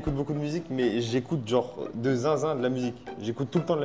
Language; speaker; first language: French; native; French